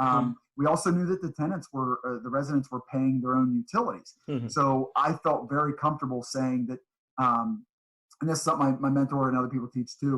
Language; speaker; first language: English; native; English